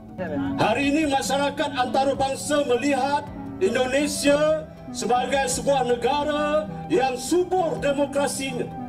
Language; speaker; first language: Malay; native; Malay